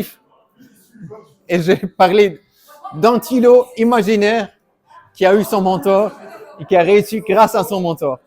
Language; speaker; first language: French; non-native, fluent; German